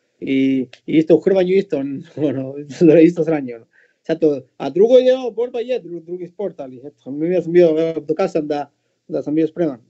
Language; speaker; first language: Bosnian; non-native, fluent; Spanish